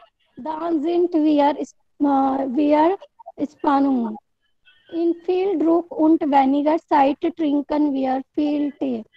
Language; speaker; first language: German; non-native, learner; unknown